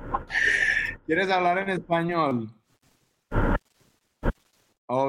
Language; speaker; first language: Spanish; native; Spanish